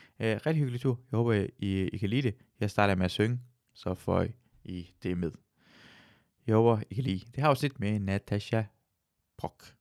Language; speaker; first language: Danish; early bilingual, other home language; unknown